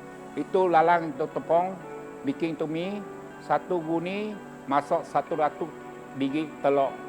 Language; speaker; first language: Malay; non-native, local second language; Chinese